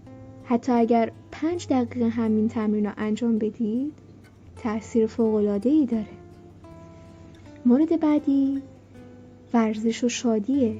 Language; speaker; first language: Persian; native; Persian